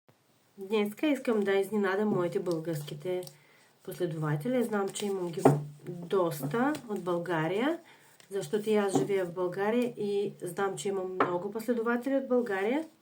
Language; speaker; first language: Bulgarian; non-native, fluent; Russian